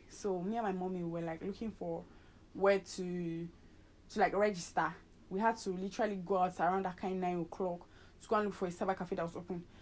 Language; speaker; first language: English; native; English